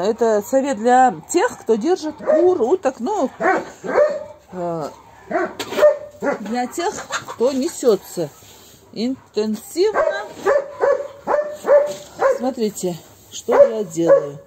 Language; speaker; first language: Russian; non-native, local second language; Ingush